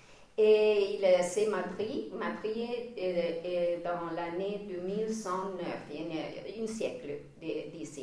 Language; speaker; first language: French; non-native, fluent; Spanish